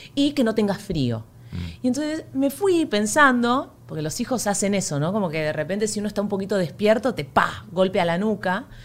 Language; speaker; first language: Spanish; native; Spanish